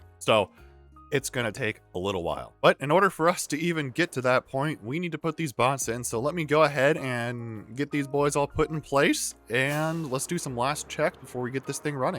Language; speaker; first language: English; native; English